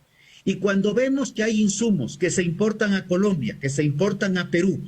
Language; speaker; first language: Spanish; native; Spanish